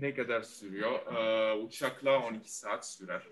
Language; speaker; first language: Turkish; non-native, fluent; Malagasy